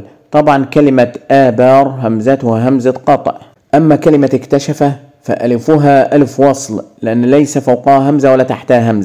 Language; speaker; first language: Arabic; native; Arabic